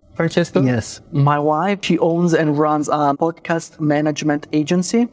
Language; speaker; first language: English; non-native, fluent; Italian